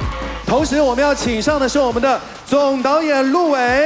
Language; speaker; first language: Chinese; native; Chinese